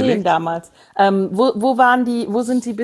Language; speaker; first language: German; native; German